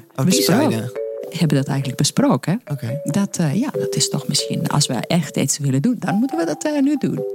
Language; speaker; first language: Dutch; non-native, fluent; Greek